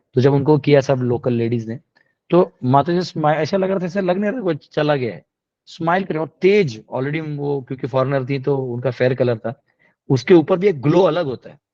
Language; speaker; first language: Hindi; non-native, local second language; Marathi